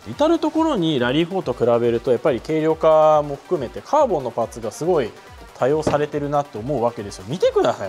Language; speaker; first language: Japanese; native; Japanese